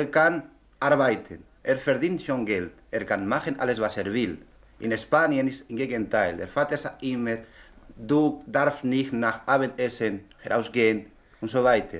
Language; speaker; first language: German; non-native, learner; Spanish